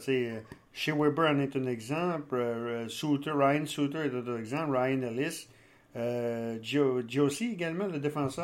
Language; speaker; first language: French; native; French